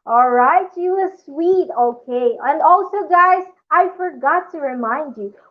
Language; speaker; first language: English; non-native, local second language; Filipino